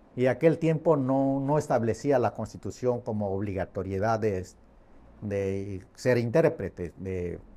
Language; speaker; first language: Spanish; non-native, fluent; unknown